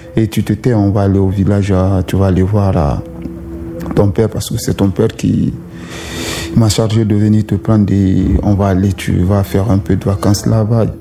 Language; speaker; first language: French; non-native, local second language; Susu